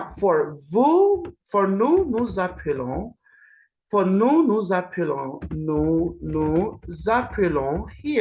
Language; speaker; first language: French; non-native, learner; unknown